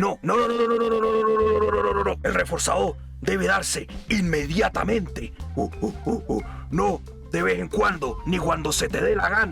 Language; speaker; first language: Spanish; native; Spanish